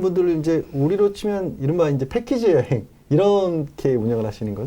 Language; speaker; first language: Korean; native; Korean